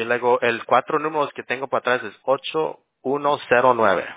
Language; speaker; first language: Spanish; early bilingual, heritage; Spanish